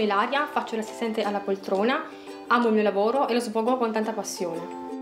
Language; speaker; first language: Italian; non-native, fluent; Albanian